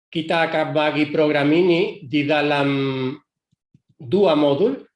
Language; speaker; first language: Indonesian; non-native, fluent; Spanish